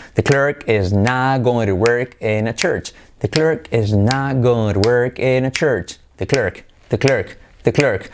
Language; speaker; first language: English; non-native, fluent; Spanish